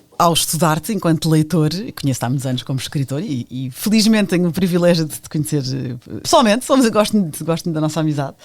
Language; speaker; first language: Portuguese; native; Portuguese